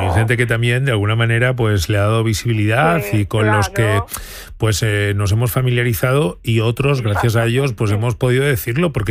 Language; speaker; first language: Spanish; native; Spanish